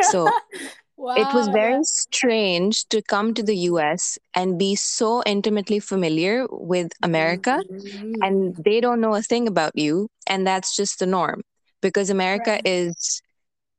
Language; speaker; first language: English; non-native, local second language; Urdu